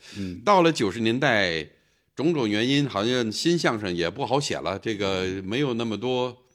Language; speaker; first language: Chinese; non-native, fluent; English